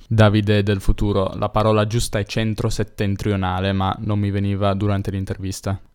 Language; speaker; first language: Italian; native; Italian